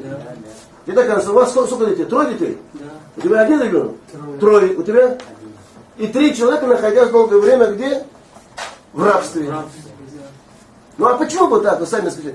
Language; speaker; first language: Russian; non-native, fluent; Tajik